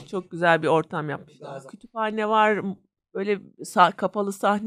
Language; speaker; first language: Turkish; native; Turkish